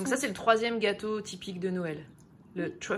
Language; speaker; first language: French; native; French